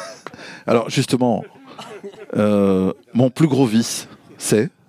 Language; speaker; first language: French; native; French